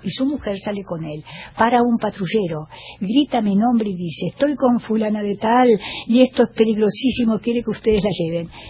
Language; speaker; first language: Spanish; native; Spanish